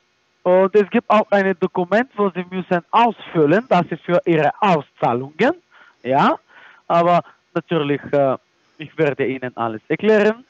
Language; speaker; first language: German; non-native, fluent; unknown